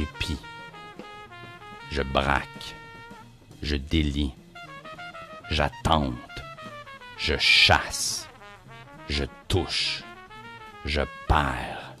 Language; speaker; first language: French; native; French